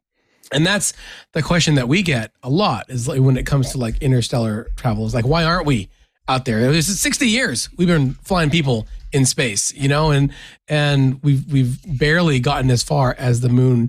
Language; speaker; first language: English; native; English